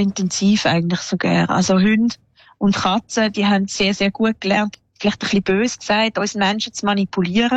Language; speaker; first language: German; native; German